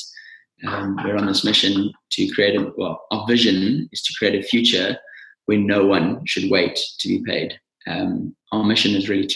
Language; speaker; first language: English; native; English